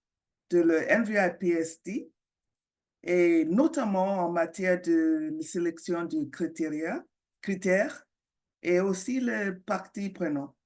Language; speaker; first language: French; non-native, fluent; English